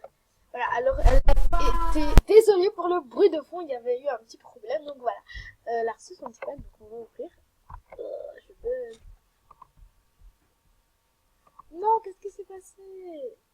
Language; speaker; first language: French; native; French